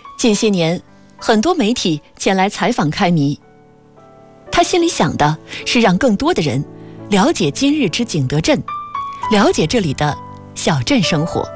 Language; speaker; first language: Chinese; native; Chinese